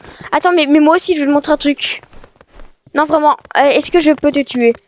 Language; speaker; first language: French; native; French